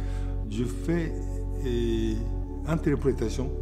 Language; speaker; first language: French; non-native, fluent; Japanese